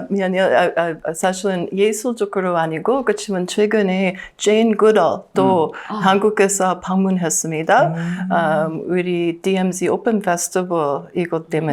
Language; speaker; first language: Korean; non-native, learner; English